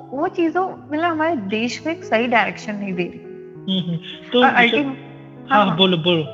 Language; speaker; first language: Hindi; native; Hindi